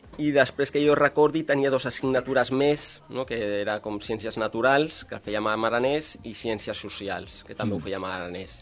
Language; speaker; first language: Catalan; non-native, local second language; Occitan